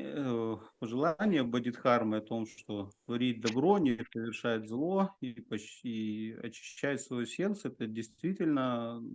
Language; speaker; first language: Russian; native; Russian